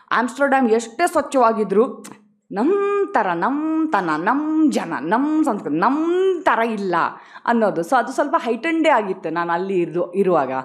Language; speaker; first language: Kannada; non-native, local second language; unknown